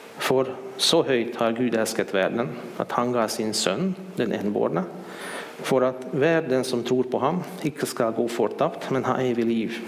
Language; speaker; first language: Swedish; non-native, fluent; Hungarian